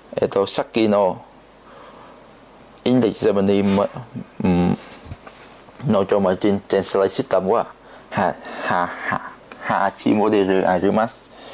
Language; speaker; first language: Japanese; non-native, learner; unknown